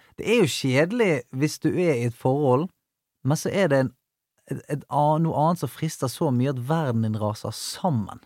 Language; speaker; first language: Norwegian; native; Norwegian